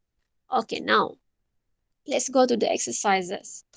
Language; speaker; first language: English; non-native, local second language; Malay